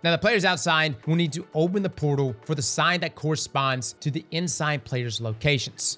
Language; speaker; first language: English; native; English